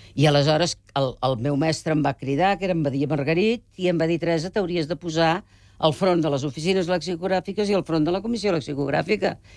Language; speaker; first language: Catalan; native; Catalan